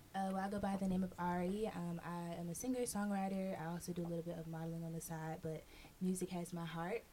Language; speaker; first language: English; native; English